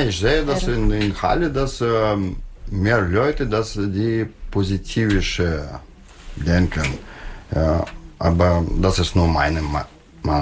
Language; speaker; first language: German; non-native, learner; Russian